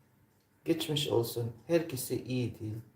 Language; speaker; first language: Turkish; non-native, learner; Filipino